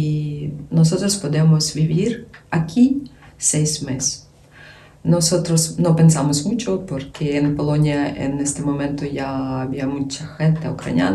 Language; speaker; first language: Spanish; non-native, fluent; Ukrainian